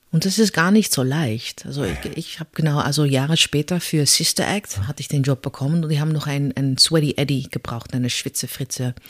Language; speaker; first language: German; non-native, fluent; Dutch